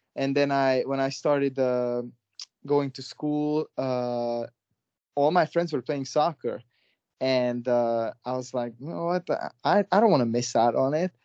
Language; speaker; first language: English; non-native, fluent; Hungarian